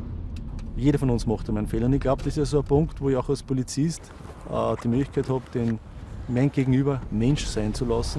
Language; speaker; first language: German; native; German